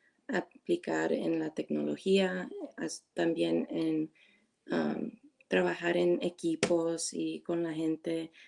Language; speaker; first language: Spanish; non-native, learner; English